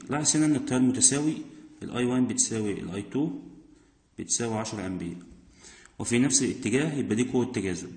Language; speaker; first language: Arabic; native; Arabic